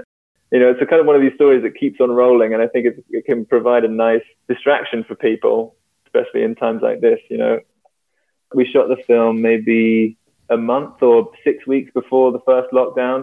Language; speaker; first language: English; native; English